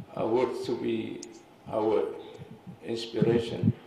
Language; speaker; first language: English; non-native, fluent; Indonesian